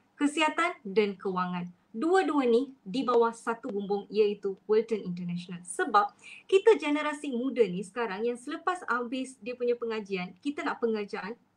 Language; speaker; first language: Malay; non-native, local second language; Tamil